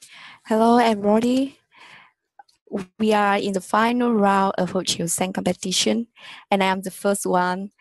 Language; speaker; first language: English; non-native, learner; Vietnamese